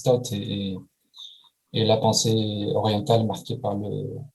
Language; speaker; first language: French; non-native, fluent; Spanish